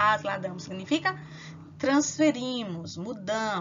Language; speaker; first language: Spanish; non-native, learner; Portuguese